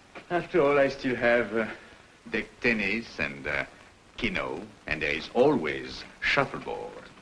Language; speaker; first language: English; non-native, fluent; French